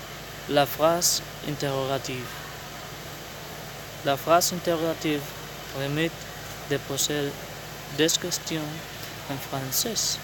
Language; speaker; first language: French; non-native, learner; Spanish